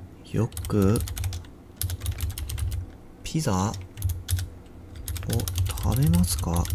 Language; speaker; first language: Japanese; non-native, learner; English